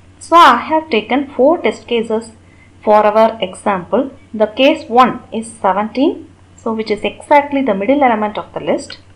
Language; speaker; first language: English; non-native, local second language; Tamil